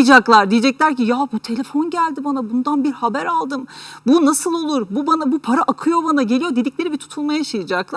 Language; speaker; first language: Turkish; native; Turkish